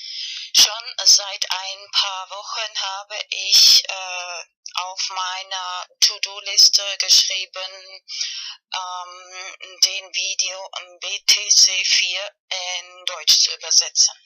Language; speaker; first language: German; non-native, fluent; Spanish